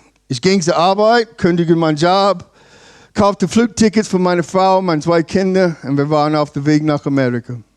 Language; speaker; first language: German; non-native, learner; English